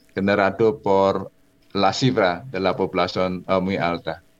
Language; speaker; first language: Spanish; non-native, fluent; Indonesian